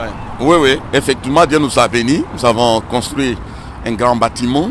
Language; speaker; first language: French; non-native, local second language; Swahili